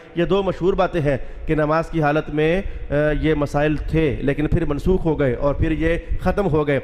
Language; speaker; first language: Urdu; non-native, local second language; Punjabi